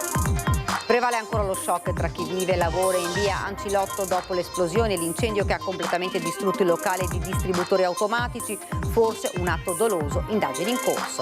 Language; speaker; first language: Italian; native; Italian